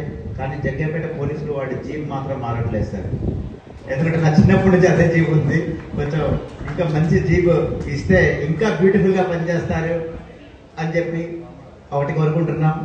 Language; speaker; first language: Telugu; native; Telugu